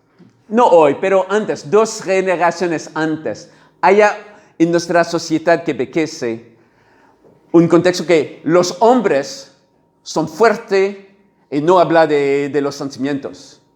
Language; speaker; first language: Spanish; non-native, learner; French